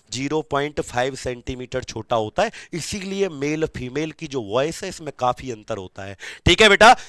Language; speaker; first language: Hindi; native; Hindi